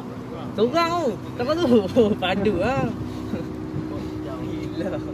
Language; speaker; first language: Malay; non-native, learner; Filipino